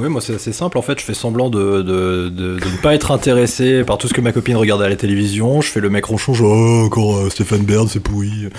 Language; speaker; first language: French; native; French